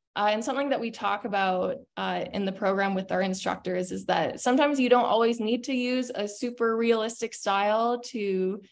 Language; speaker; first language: English; native; English